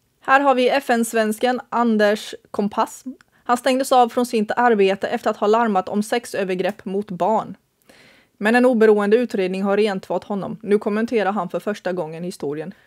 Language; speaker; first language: Swedish; early bilingual, other home language; Bosnian